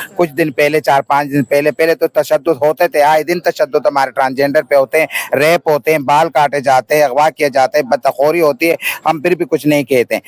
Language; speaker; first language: Urdu; non-native, local second language; Pashto